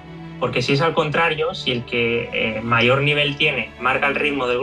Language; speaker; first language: Spanish; native; Spanish